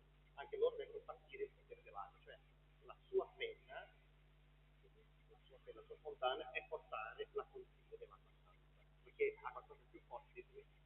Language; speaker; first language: Italian; non-native, fluent; Portuguese